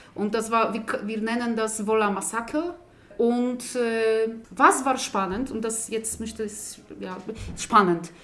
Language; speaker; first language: German; non-native, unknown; Polish